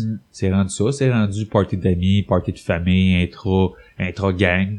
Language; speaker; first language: French; native; French